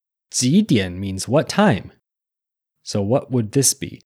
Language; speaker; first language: English; native; English